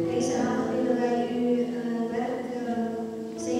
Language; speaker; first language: Dutch; non-native, learner; Indonesian